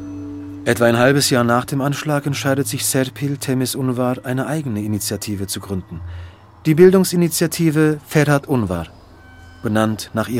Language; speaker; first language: German; native; German